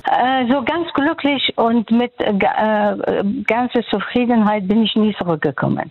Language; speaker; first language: German; non-native, fluent; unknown